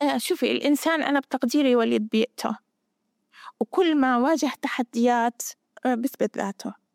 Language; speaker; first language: Arabic; native; Arabic